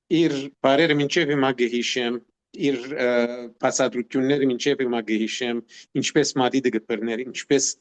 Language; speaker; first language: Armenian; native; Armenian